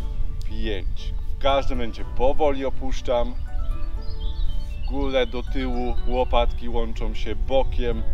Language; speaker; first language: Polish; native; Polish